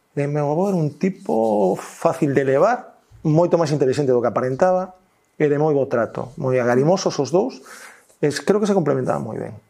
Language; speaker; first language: Galician; native; Galician